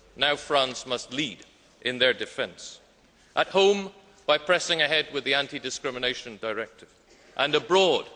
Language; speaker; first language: English; native; English